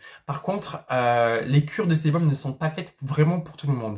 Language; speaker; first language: French; native; French